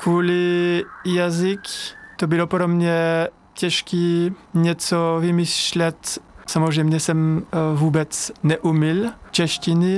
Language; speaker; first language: Czech; non-native, learner; French